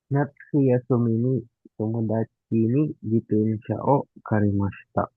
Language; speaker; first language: Japanese; non-native, learner; Filipino